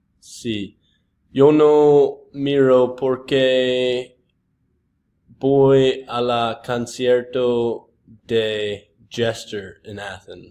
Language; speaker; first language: Spanish; non-native, learner; English